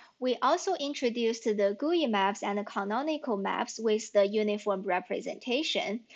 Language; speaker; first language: English; non-native, fluent; Chinese